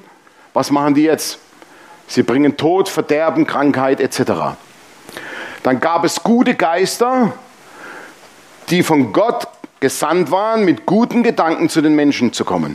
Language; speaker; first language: German; native; German